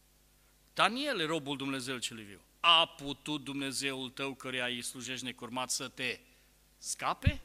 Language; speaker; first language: Romanian; native; Romanian